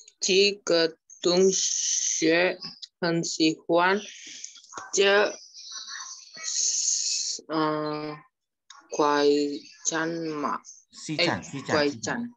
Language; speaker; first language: Chinese; non-native, learner; Indonesian